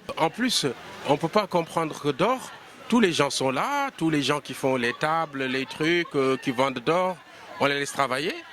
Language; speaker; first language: French; non-native, local second language; Wolof